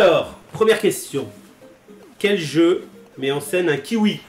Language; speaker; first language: French; native; French